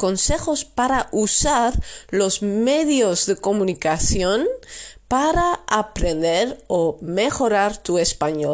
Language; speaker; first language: Spanish; non-native, fluent; Dutch